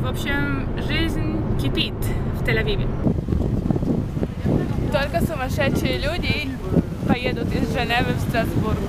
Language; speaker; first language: Russian; early bilingual, heritage; Russian